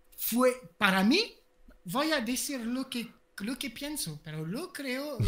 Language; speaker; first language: Spanish; non-native, learner; French